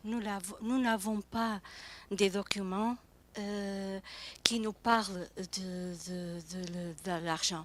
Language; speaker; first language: French; non-native, fluent; Portuguese